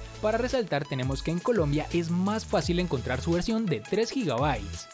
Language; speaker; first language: Spanish; native; Spanish